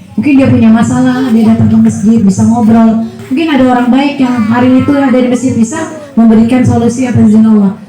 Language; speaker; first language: Indonesian; native; Indonesian